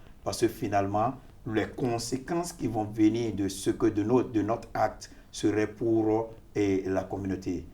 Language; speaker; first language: French; non-native, fluent; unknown